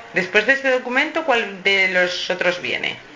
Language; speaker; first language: Spanish; native; Spanish